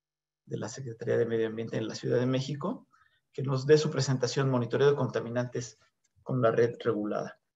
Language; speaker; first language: Spanish; native; Spanish